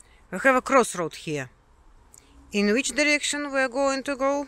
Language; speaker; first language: English; non-native, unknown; Russian